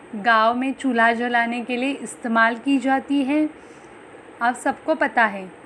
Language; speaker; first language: Hindi; non-native, local second language; Marathi